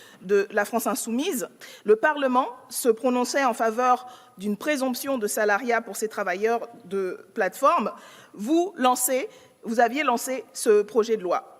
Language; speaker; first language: French; native; French